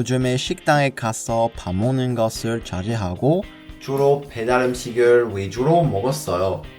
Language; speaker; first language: Korean; non-native, learner; French